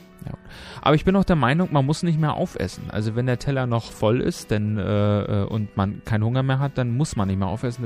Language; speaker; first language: German; native; German